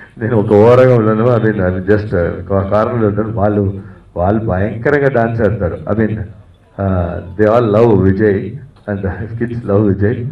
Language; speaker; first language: Telugu; non-native, fluent; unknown